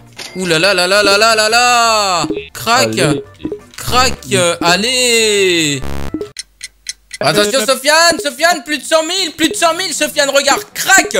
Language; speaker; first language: French; native; French